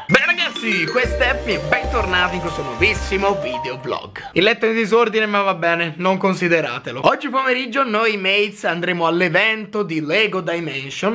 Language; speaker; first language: Italian; native; Italian